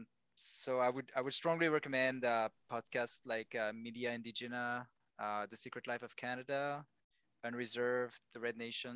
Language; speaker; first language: English; non-native, fluent; French